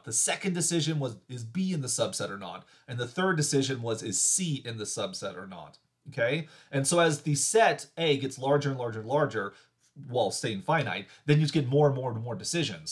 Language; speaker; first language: English; native; English